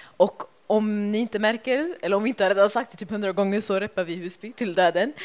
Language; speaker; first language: Swedish; native; Swedish